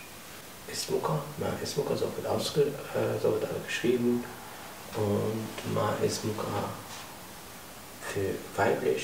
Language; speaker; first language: German; non-native, fluent; Arabic